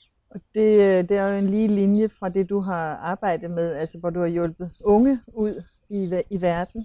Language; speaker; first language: Danish; native; Danish